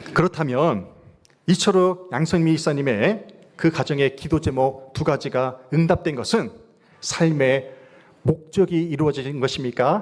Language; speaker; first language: Korean; native; Korean